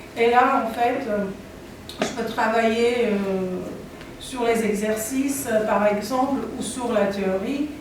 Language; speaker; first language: French; non-native, fluent; Slovak